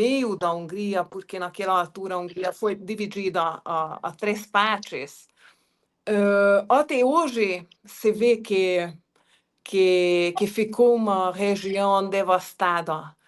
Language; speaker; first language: Portuguese; non-native, fluent; Hungarian